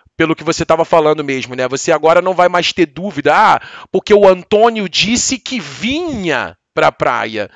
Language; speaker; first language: Portuguese; native; Portuguese